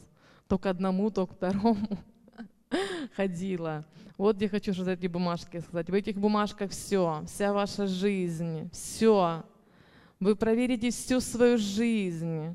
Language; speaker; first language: Russian; native; Russian